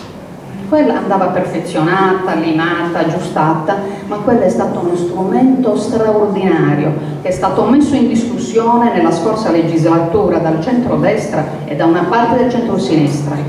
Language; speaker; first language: Italian; native; Italian